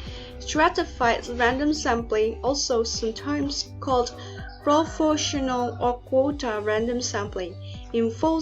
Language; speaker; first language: English; non-native, learner; Indonesian